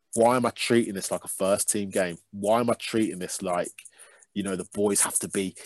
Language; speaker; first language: English; native; English